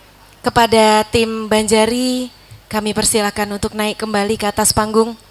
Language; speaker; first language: Indonesian; native; Indonesian